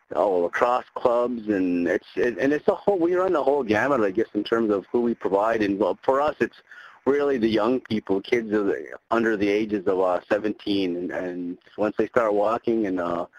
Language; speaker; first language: English; native; English